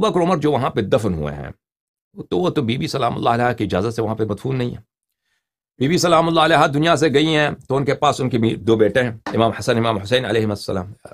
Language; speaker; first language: Urdu; non-native, fluent; Persian